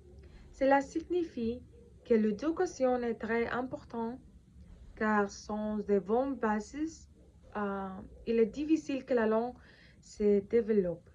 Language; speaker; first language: French; non-native, fluent; Spanish